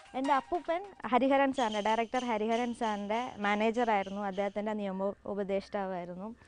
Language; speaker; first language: Malayalam; native; Malayalam